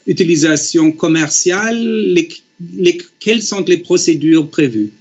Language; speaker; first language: French; non-native, fluent; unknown